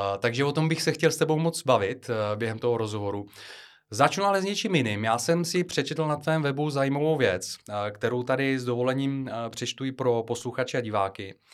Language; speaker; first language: Czech; non-native, fluent; Bulgarian